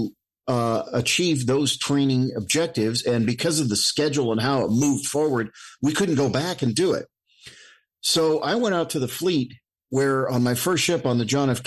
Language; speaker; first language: English; native; English